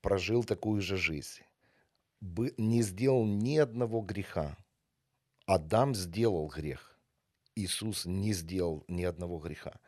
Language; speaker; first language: Russian; non-native, local second language; Ukrainian